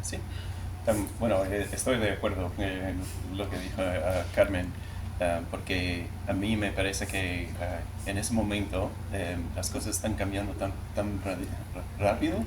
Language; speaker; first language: Spanish; non-native, learner; English